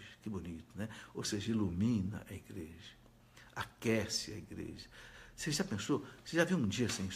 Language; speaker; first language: Portuguese; native; Portuguese